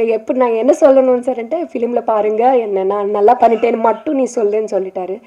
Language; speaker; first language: Tamil; non-native, learner; Telugu